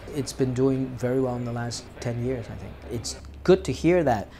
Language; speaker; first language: English; non-native, local second language; Cantonese